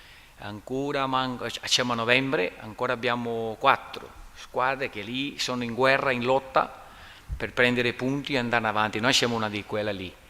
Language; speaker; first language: Italian; non-native, learner; Portuguese